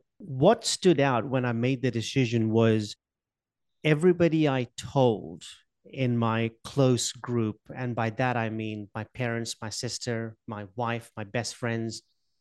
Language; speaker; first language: English; non-native, local second language; Gujarati